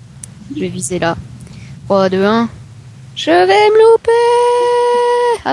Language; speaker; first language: French; native; French